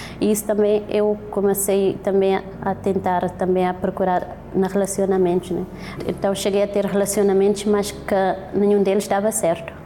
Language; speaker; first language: Portuguese; non-native, local second language; Kabuverdianu